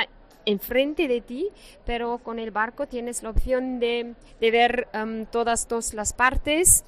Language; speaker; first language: Spanish; non-native, fluent; German